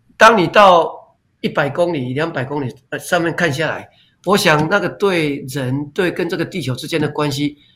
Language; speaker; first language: Chinese; non-native, local second language; Min Nan Chinese